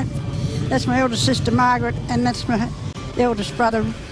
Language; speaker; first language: English; native; English